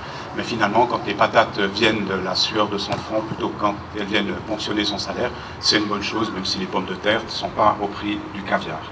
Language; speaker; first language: French; native; French